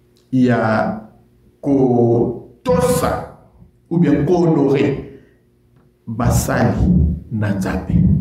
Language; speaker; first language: French; non-native, local second language; Lingala